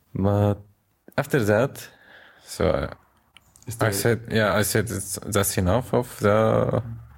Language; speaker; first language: English; non-native, fluent; Arabic